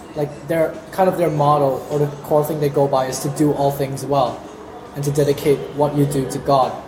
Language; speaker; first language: English; native; English